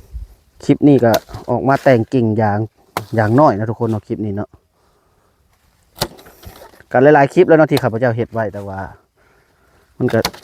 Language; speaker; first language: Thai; non-native, local second language; Lao